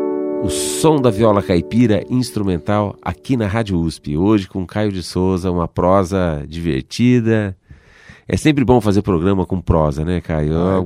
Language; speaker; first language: Portuguese; native; Portuguese